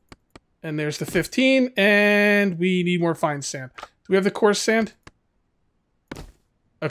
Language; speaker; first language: English; native; English